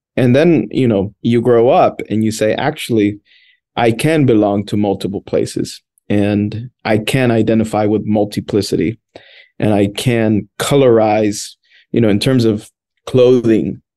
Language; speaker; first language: English; early bilingual, other home language; Spanish